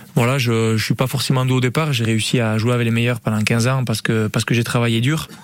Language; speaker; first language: French; native; French